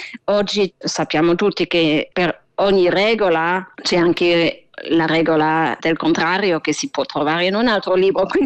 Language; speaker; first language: Italian; non-native, fluent; German